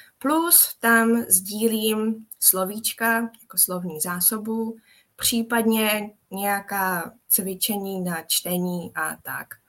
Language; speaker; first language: Czech; native; Czech